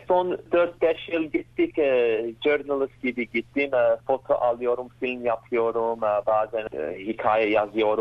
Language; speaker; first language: Turkish; early bilingual, heritage; Turkish